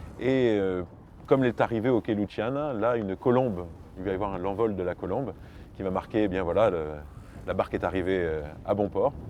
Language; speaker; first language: French; native; French